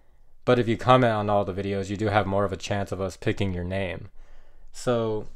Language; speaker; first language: English; native; English